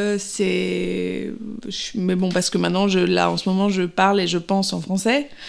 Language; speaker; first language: French; native; French